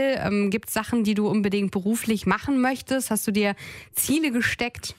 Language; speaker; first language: German; native; German